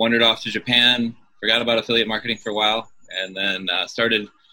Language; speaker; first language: English; native; English